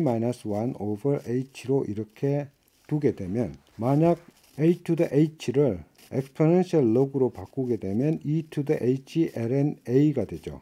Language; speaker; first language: Korean; native; Korean